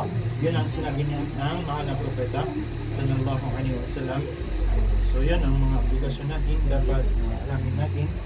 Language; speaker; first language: Filipino; non-native, local second language; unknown